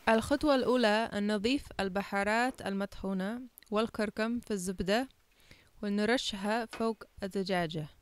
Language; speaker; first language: Arabic; non-native, learner; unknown